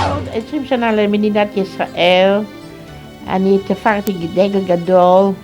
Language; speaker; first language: Hebrew; non-native, fluent; German